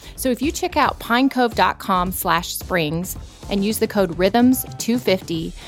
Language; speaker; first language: English; native; English